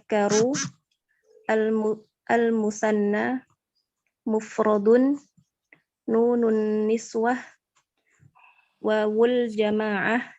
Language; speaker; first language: Arabic; non-native, learner; Indonesian